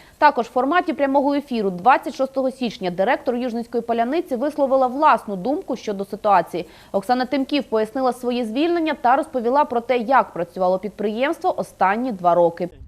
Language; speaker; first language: Ukrainian; native; Ukrainian